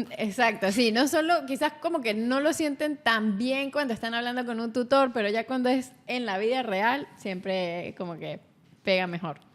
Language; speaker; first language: Spanish; native; Spanish